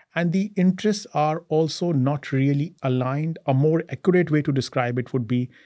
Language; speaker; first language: English; non-native, local second language; Hindi